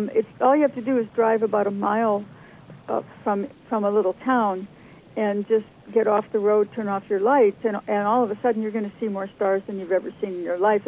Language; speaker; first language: English; native; English